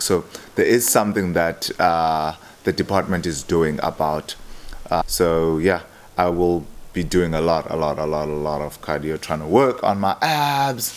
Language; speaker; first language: English; non-native, local second language; Xhosa